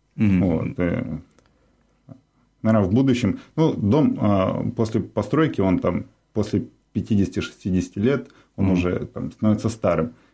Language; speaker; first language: Russian; native; Russian